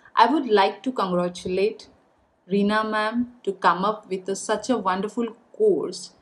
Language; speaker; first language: English; non-native, local second language; Bangla